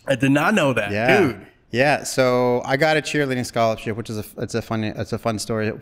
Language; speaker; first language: English; native; English